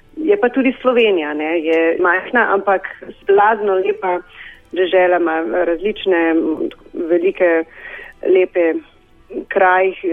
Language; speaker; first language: Slovenian; early bilingual, heritage; Slovenian